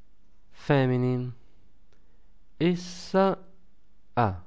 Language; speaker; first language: Italian; non-native, fluent; English